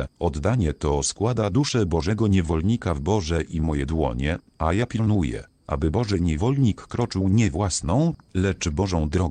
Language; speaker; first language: Polish; native; Polish